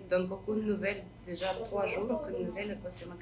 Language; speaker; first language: French; non-native, learner; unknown